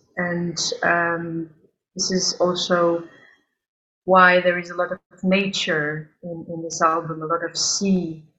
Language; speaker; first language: English; early bilingual, other home language; Albanian